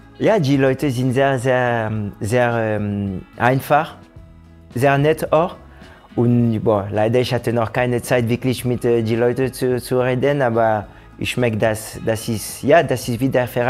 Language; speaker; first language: German; non-native, fluent; French